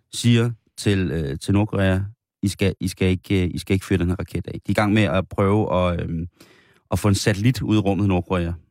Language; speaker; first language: Danish; native; Danish